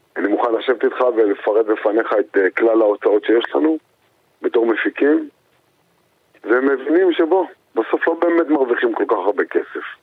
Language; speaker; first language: Hebrew; native; Hebrew